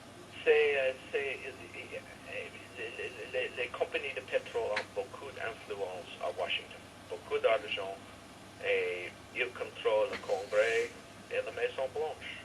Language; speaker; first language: French; non-native, fluent; English